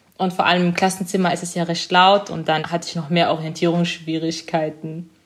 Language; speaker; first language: German; early bilingual, other home language; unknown